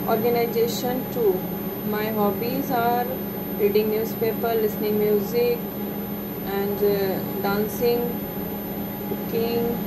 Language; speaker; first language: English; non-native, local second language; Hindi